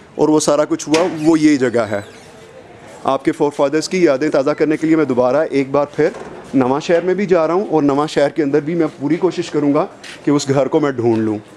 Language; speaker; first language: Urdu; non-native, local second language; Punjabi